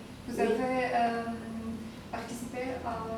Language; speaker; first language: French; non-native, learner; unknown